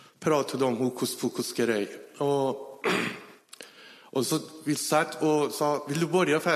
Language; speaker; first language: Swedish; non-native, fluent; Persian